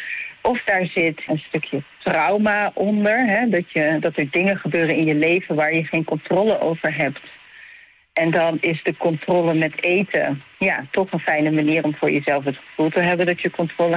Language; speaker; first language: Dutch; native; Dutch